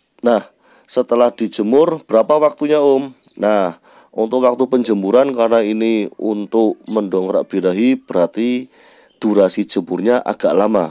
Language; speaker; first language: Indonesian; native; Indonesian